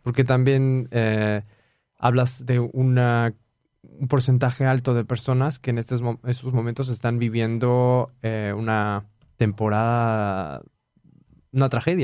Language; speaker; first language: Spanish; native; Spanish